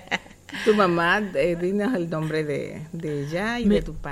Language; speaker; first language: Spanish; native; Spanish